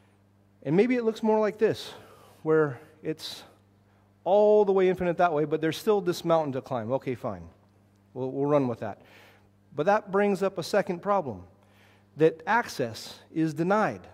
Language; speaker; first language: English; native; English